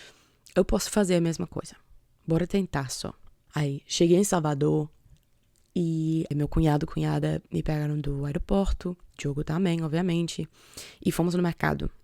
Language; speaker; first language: Portuguese; non-native, fluent; English